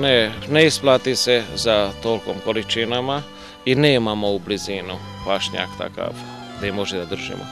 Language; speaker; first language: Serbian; non-native, local second language; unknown